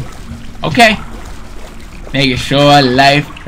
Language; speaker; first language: English; native; English